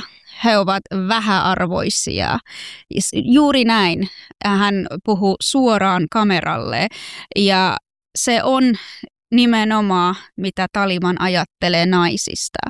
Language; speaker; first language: Finnish; non-native, fluent; Persian